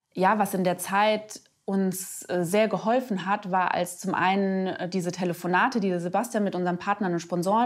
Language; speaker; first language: German; native; German